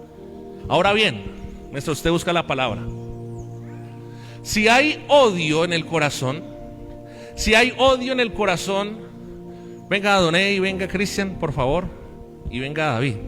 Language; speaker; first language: Spanish; native; Spanish